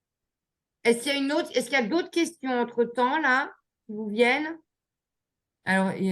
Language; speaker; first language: French; native; French